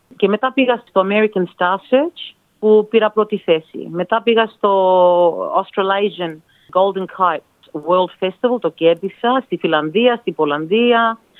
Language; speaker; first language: Greek; early bilingual, heritage; Greek